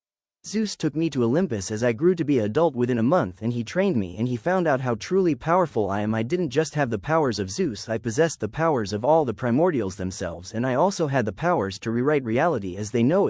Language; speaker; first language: English; native; English